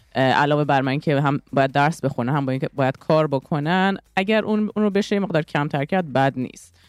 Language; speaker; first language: Persian; early bilingual, heritage; Persian